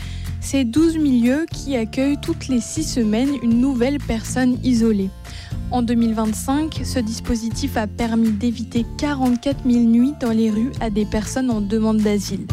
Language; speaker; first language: French; native; French